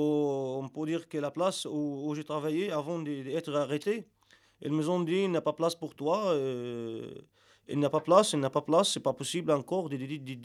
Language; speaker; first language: French; non-native, learner; Arabic